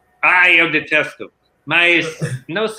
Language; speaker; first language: Portuguese; non-native, learner; English